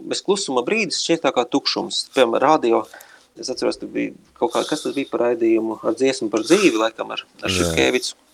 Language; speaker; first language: Latvian; native; Latvian